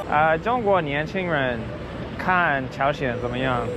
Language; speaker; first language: Chinese; non-native, learner; English